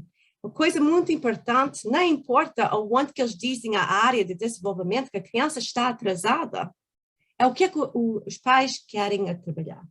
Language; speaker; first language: Portuguese; early bilingual, heritage; Portuguese